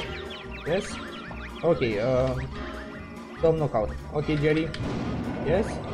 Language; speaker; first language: English; non-native, learner; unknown